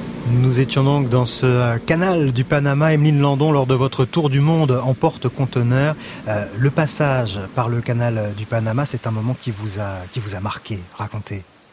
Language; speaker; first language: French; native; French